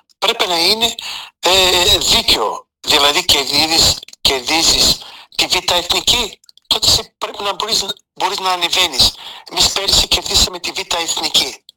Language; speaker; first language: Greek; early bilingual, heritage; Greek